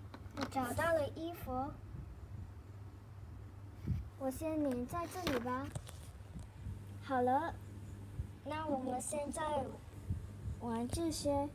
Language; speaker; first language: Chinese; non-native, learner; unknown